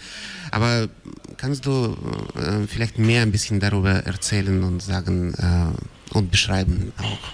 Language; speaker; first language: German; non-native, fluent; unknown